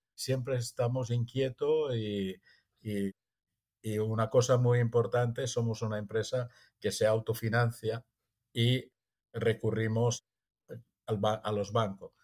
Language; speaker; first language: Spanish; non-native, fluent; Italian